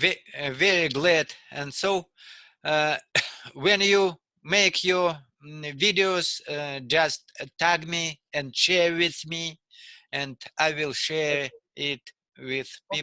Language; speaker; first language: English; non-native, learner; Russian